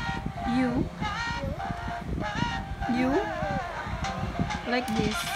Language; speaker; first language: English; non-native, local second language; Filipino